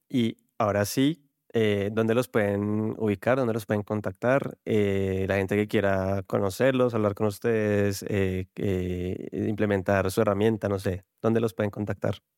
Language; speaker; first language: Spanish; native; Spanish